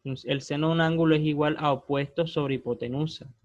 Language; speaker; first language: Spanish; native; Spanish